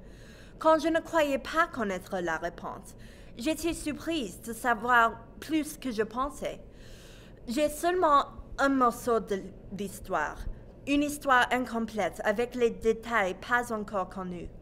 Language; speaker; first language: French; non-native, learner; English